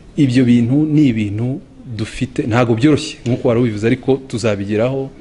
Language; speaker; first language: Kinyarwanda; early bilingual, heritage; Kinyarwanda